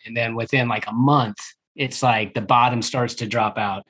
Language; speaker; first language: English; native; English